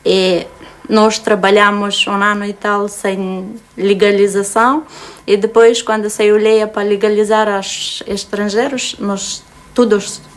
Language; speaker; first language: Portuguese; non-native, learner; Romanian